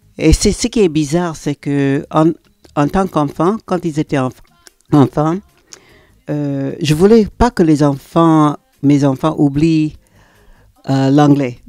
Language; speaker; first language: French; non-native, fluent; English